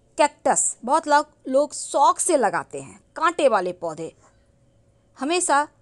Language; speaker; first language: Hindi; native; Hindi